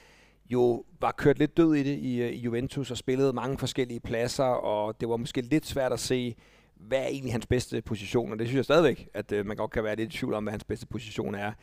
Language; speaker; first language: Danish; native; Danish